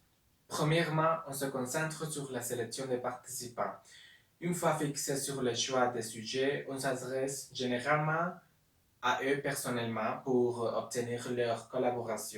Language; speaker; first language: French; non-native, learner; Spanish